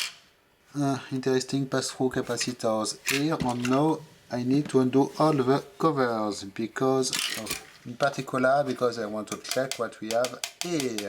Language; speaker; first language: English; non-native, fluent; French